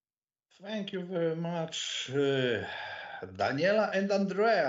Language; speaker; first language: English; non-native, learner; Polish